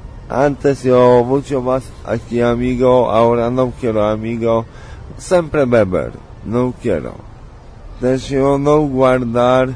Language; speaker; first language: Spanish; non-native, learner; Polish